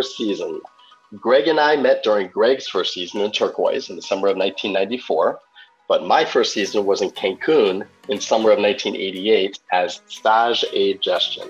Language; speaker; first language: English; native; English